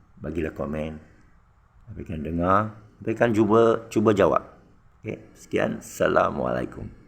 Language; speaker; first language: Malay; non-native, local second language; Chinese